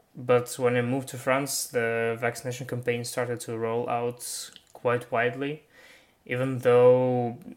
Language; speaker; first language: English; non-native, fluent; Russian